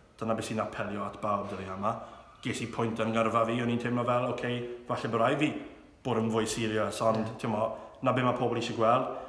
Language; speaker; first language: Welsh; non-native, local second language; English